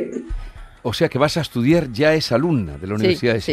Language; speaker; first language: Spanish; native; Spanish